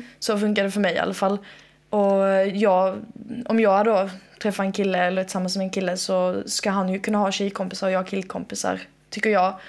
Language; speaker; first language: Swedish; native; Swedish